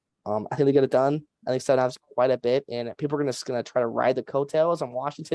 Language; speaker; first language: English; native; English